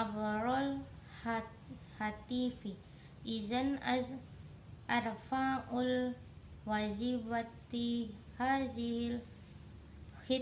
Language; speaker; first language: Arabic; non-native, learner; Indonesian